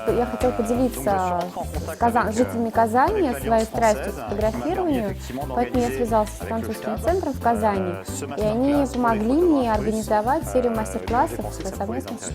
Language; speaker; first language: Russian; native; Russian